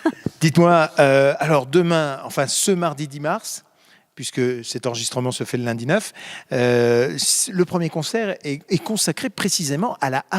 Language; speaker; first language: French; native; French